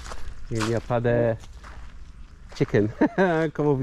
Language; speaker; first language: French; non-native, learner; Dutch